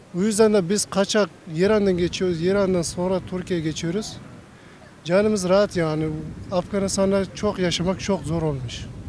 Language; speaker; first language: Turkish; non-native, learner; Persian